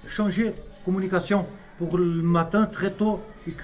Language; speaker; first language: French; non-native, learner; Portuguese